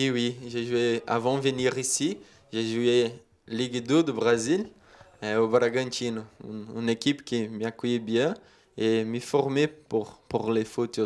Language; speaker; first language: French; non-native, learner; Portuguese